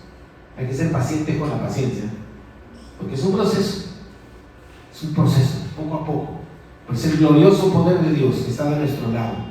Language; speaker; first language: Spanish; native; Spanish